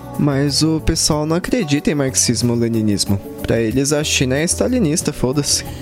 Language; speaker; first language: Portuguese; native; Portuguese